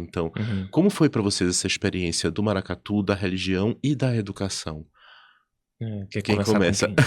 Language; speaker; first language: Portuguese; native; Portuguese